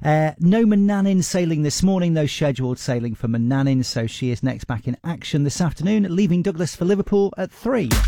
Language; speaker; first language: English; native; English